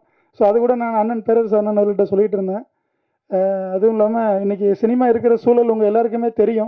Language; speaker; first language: Tamil; native; Tamil